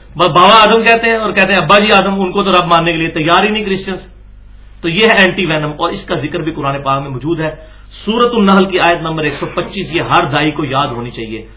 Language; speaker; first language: Urdu; non-native, local second language; Punjabi